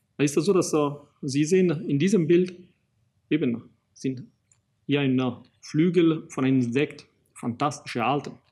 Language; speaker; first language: German; non-native, fluent; Italian